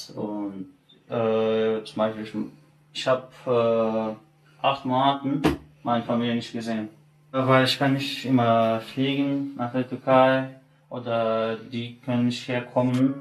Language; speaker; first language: German; non-native, learner; Turkish